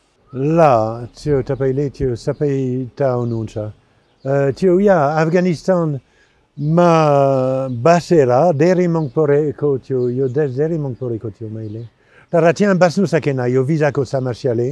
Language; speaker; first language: Nepali; non-native, learner; French